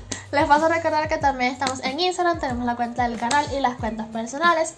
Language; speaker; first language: Spanish; native; Spanish